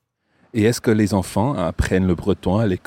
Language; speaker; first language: French; non-native, fluent; English